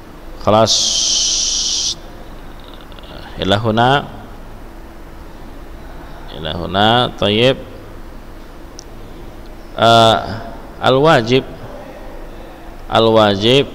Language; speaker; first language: Arabic; non-native, fluent; Indonesian